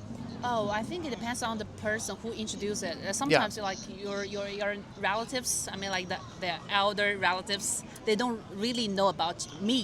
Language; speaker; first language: English; non-native, fluent; Chinese